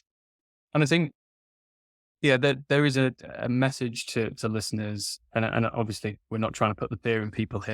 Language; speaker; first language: English; native; English